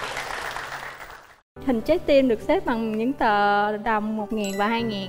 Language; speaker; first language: Vietnamese; native; Vietnamese